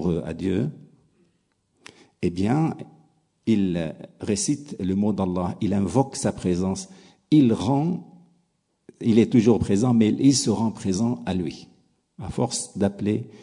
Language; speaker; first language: French; non-native, local second language; Arabic